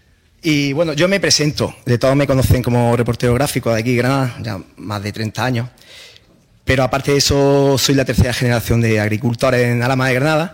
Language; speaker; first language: Spanish; native; Spanish